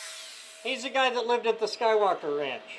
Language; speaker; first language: English; native; English